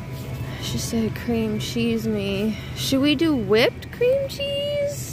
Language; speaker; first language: English; native; English